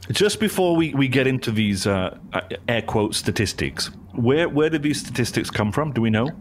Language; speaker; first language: English; native; English